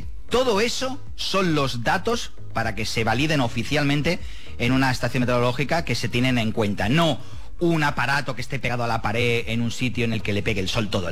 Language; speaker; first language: Spanish; native; Spanish